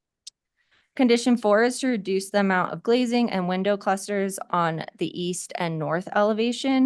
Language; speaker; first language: English; native; English